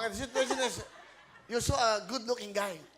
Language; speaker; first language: English; non-native, local second language; Filipino